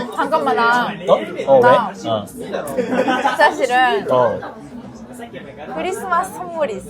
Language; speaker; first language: Korean; non-native, learner; Japanese